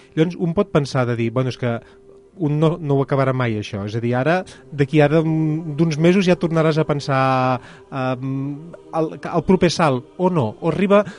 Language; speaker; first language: Catalan; native; Catalan